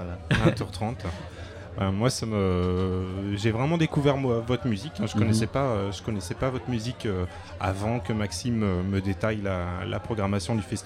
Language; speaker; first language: French; native; French